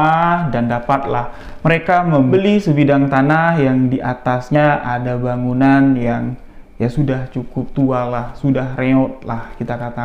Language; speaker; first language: Indonesian; native; Indonesian